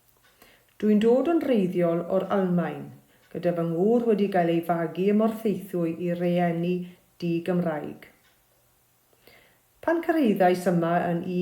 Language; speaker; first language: Welsh; non-native, fluent; German